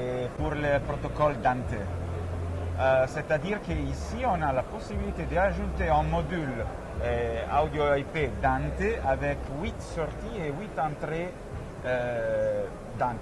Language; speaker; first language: French; non-native, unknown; Italian